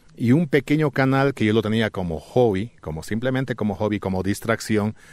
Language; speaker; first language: Spanish; native; Spanish